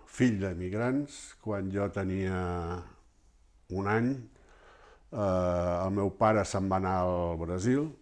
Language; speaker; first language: Catalan; early bilingual, heritage; Catalan